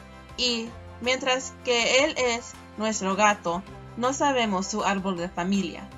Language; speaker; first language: Spanish; non-native, learner; English